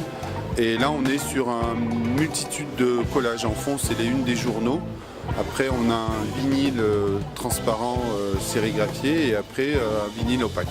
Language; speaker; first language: French; native; French